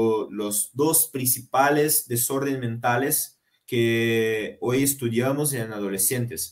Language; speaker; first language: Spanish; non-native, fluent; Portuguese